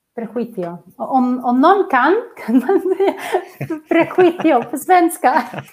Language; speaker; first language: Swedish; non-native, fluent; Spanish